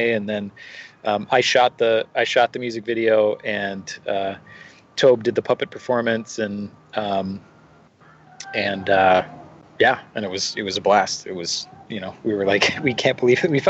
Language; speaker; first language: English; native; English